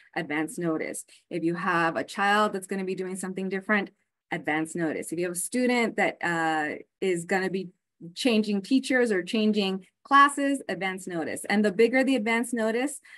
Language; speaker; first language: English; native; English